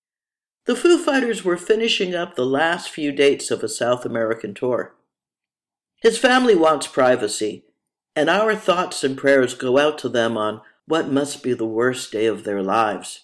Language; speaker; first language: English; native; English